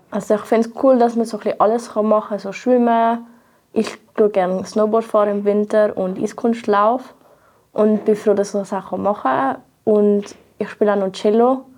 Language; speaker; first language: German; native; German